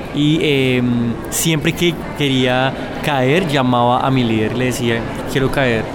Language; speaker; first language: Spanish; native; Spanish